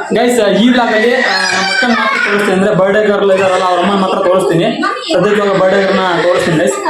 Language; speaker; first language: Kannada; non-native, local second language; Lambadi